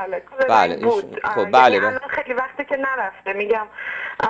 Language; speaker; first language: Persian; native; Persian